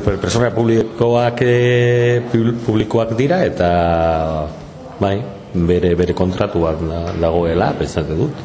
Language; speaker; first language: Basque; non-native, local second language; Spanish